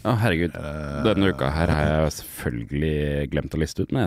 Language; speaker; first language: Norwegian; native; Norwegian